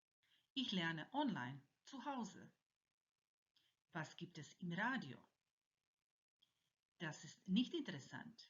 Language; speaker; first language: German; non-native, fluent; Croatian